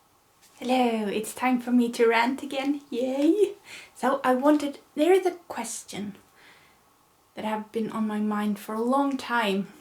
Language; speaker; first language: English; non-native, fluent; Swedish